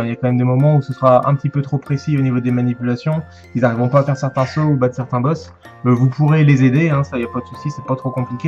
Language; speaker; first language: French; native; French